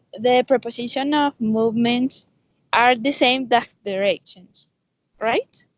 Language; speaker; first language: English; non-native, learner; Spanish